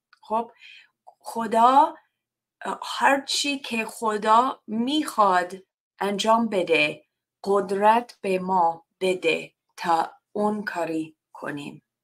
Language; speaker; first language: Persian; non-native, learner; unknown